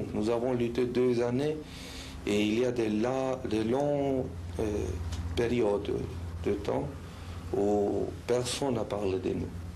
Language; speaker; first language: French; non-native, local second language; Spanish